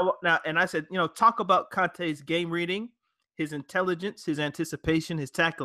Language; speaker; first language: English; native; English